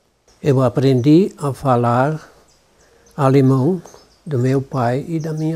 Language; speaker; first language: Portuguese; non-native, local second language; German